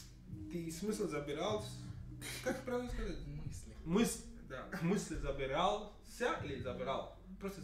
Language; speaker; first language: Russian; non-native, learner; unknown